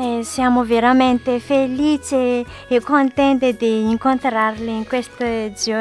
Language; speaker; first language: Italian; non-native, learner; Malagasy